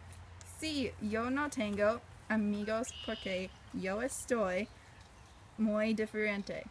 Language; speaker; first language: Spanish; non-native, learner; English